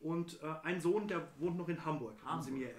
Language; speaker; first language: German; native; German